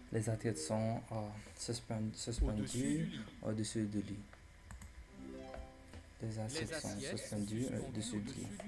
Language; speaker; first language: French; non-native, learner; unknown